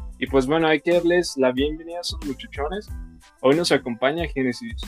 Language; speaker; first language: Spanish; native; Spanish